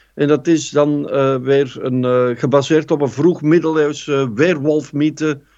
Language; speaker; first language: Dutch; native; Dutch